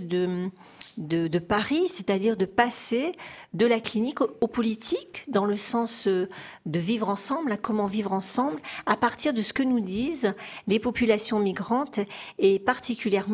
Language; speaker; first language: French; native; French